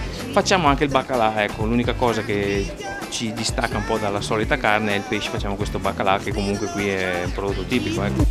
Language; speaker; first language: Italian; native; Italian